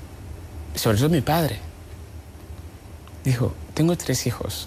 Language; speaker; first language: Spanish; non-native, fluent; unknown